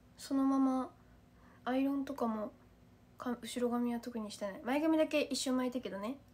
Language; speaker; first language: Japanese; native; Japanese